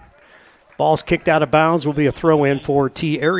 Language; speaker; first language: English; native; English